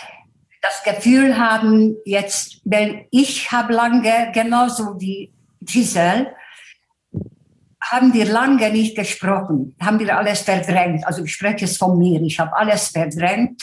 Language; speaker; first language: German; non-native, fluent; Hungarian